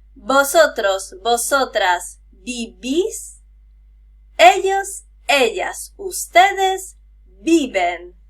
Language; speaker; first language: Spanish; native; Spanish